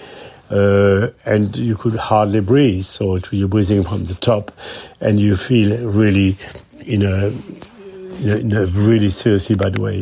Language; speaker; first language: English; non-native, fluent; French